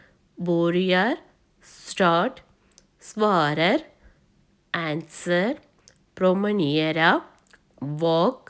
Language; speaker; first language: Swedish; non-native, learner; Tamil